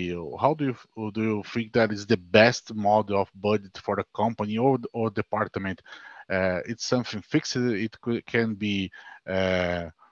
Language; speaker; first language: English; non-native, fluent; Portuguese